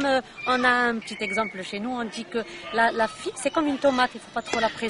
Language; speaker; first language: French; non-native, local second language; Arabic